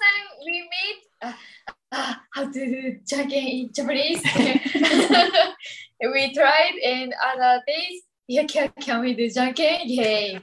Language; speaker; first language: English; non-native, learner; Japanese